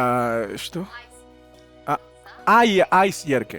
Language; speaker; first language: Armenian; non-native, learner; Spanish